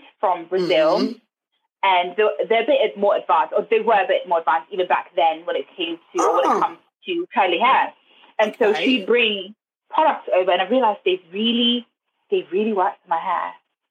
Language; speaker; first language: English; non-native, fluent; German